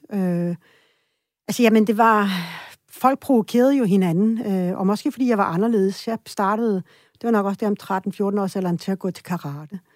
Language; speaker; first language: Danish; early bilingual, other home language; Swedish